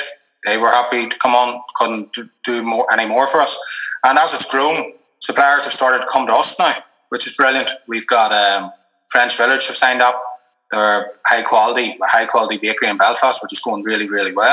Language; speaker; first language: English; native; English